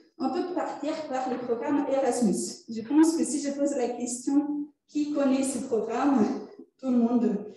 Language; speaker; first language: French; non-native, fluent; Italian